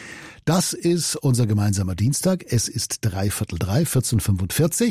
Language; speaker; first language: German; native; German